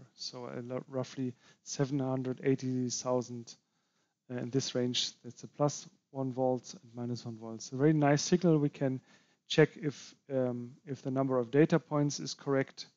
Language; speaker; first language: English; non-native, fluent; German